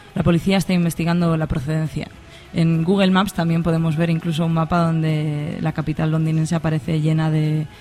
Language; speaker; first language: Spanish; native; Spanish